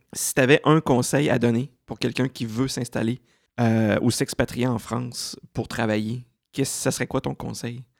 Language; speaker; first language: French; native; French